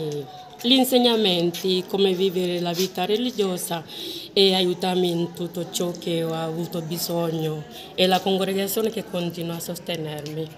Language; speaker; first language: Italian; non-native, fluent; Swahili